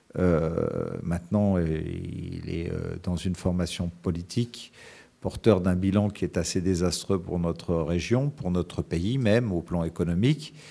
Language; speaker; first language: French; native; French